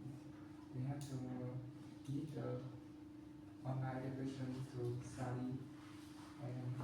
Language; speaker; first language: English; non-native, learner; Vietnamese